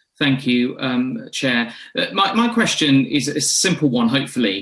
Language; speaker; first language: English; native; English